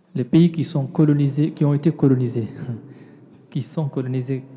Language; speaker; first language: French; non-native, local second language; Tamasheq